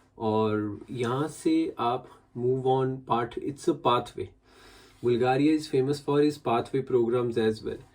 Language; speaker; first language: Hindi; native; Hindi